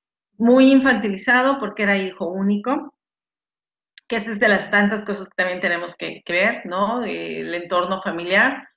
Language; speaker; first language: Spanish; native; Spanish